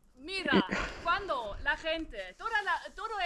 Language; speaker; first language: Spanish; non-native, fluent; French